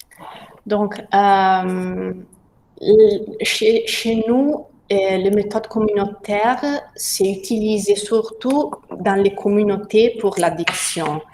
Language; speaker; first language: French; non-native, learner; Italian